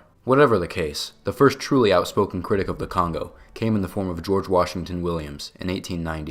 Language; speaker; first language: English; native; English